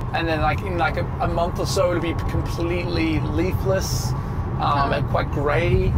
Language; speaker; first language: English; native; English